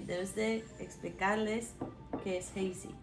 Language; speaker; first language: Spanish; non-native, fluent; English